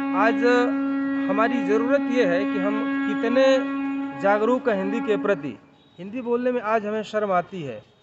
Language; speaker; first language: Hindi; native; Hindi